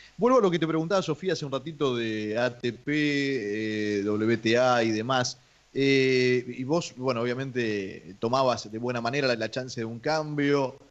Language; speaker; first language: Spanish; native; Spanish